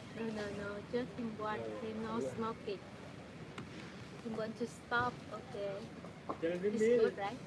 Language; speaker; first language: English; non-native, learner; Vietnamese